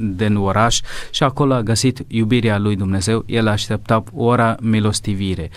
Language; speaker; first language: Romanian; non-native, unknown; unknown